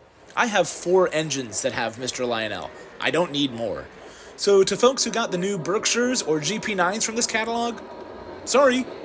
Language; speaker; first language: English; native; English